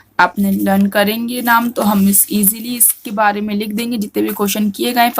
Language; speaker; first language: Urdu; native; Urdu